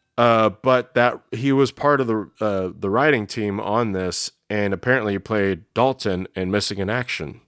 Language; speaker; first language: English; native; English